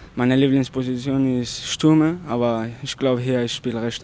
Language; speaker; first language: German; non-native, learner; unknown